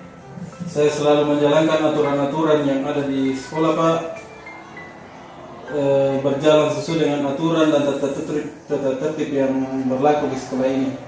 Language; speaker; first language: Indonesian; native; Indonesian